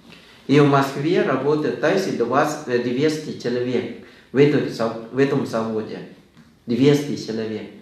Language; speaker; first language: Russian; non-native, fluent; Thai